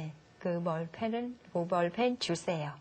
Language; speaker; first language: Korean; non-native, fluent; Vietnamese